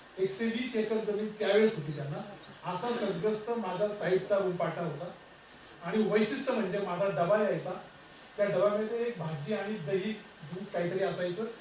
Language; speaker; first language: Marathi; native; Marathi